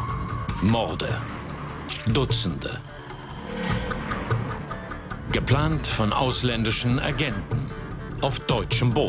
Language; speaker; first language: German; native; German